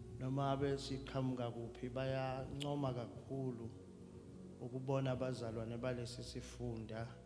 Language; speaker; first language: Zulu; native; Zulu